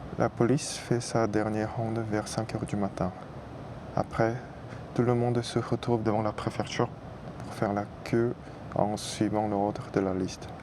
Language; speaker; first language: French; non-native, fluent; Korean